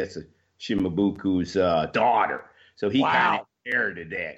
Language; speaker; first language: English; native; English